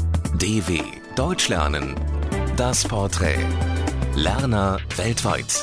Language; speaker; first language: German; native; German